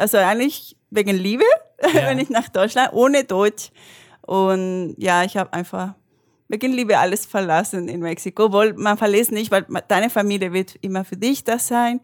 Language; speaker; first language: German; non-native, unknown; Spanish